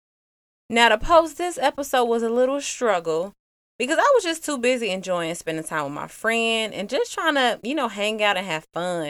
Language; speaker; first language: English; native; English